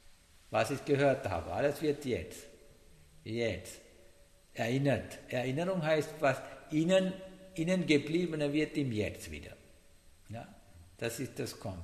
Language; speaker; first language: German; non-native, learner; Sinhala